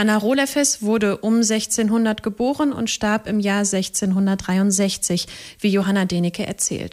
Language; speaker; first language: German; native; German